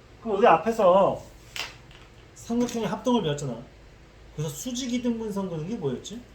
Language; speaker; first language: Korean; native; Korean